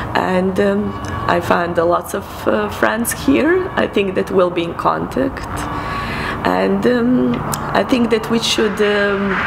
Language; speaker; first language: English; non-native, fluent; Serbian